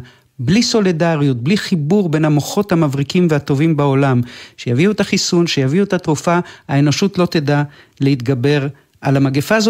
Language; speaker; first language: Hebrew; native; Hebrew